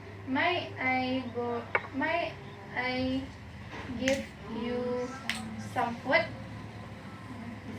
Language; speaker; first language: English; non-native, learner; Indonesian